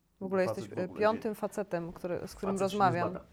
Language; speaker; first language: Polish; native; Polish